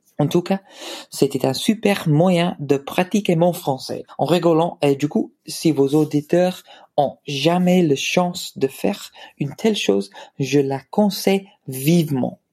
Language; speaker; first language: French; non-native, fluent; English